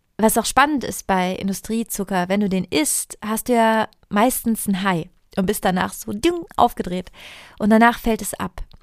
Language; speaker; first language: German; non-native, fluent; Italian